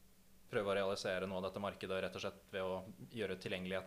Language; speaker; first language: Norwegian; native; Norwegian